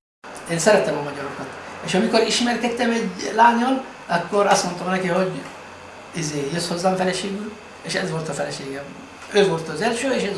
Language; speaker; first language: Hungarian; non-native, fluent; Arabic